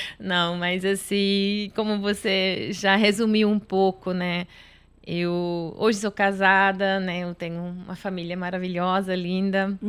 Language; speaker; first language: Portuguese; non-native, fluent; Italian